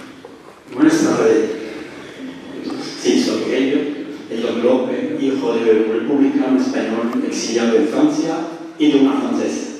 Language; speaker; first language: Spanish; early bilingual, heritage; French